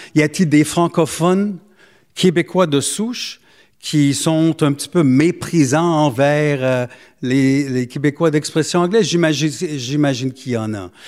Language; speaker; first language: French; non-native, local second language; English